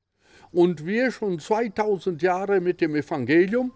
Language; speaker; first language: German; early bilingual, heritage; German